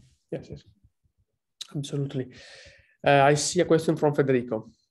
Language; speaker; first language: English; non-native, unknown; Italian